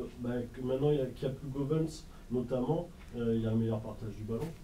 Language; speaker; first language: French; native; French